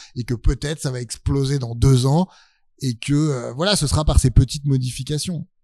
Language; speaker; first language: French; native; French